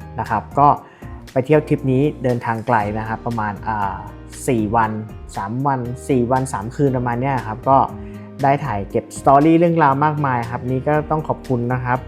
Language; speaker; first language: Thai; native; Thai